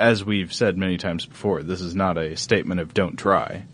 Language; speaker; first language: English; native; English